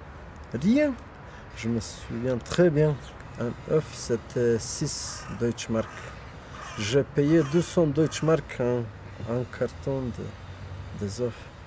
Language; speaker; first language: French; non-native, fluent; Bosnian